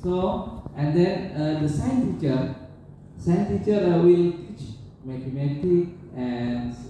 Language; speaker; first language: English; non-native, learner; Indonesian